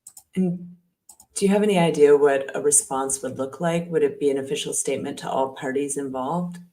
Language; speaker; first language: English; native; English